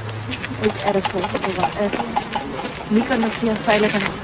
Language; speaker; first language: Dutch; native; Dutch